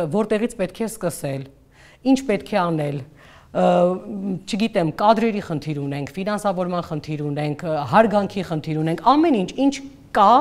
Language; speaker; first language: Armenian; native; Armenian